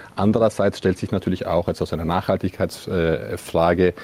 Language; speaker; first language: German; native; German